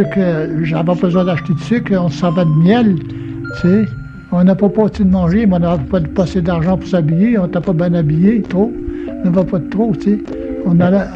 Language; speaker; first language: French; native; French